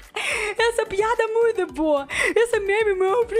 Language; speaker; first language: Portuguese; non-native, learner; Russian